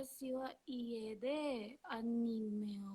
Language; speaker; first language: Japanese; non-native, learner; Indonesian